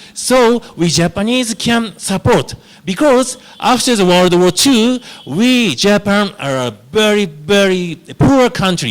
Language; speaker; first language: English; non-native, learner; Japanese